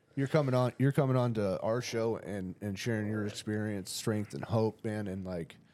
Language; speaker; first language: English; native; English